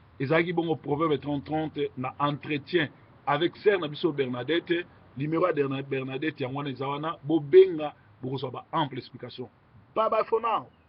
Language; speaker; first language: Lingala; native; Lingala